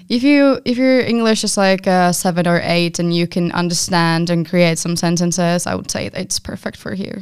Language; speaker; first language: English; non-native, fluent; Finnish